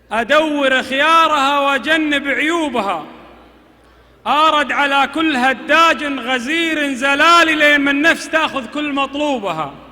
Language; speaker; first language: Arabic; native; Arabic